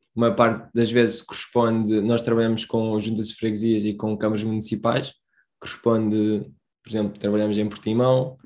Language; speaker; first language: Portuguese; early bilingual, other home language; Romanian